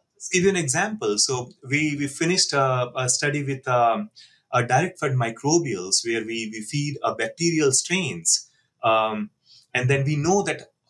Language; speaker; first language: English; non-native, local second language; Hindi